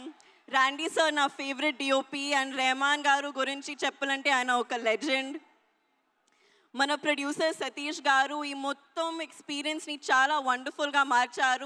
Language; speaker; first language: Telugu; non-native, learner; Hindi